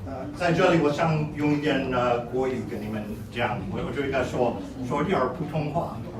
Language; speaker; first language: Chinese; non-native, fluent; English